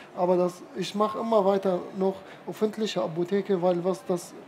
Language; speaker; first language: German; non-native, fluent; Arabic